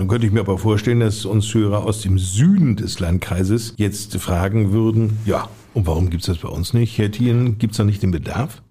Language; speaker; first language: German; native; German